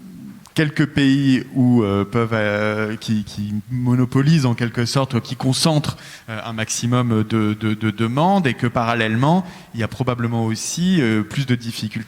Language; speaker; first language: French; native; French